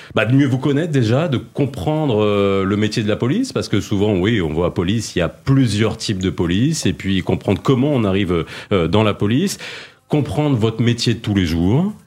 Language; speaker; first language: French; native; French